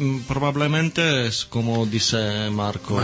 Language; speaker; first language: Spanish; non-native, learner; Italian